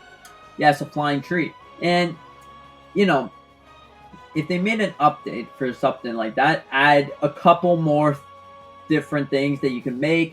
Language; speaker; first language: English; native; English